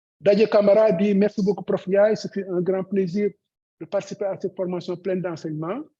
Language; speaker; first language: French; non-native, local second language; Wolof